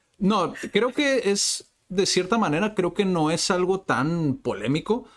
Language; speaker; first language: Spanish; native; Spanish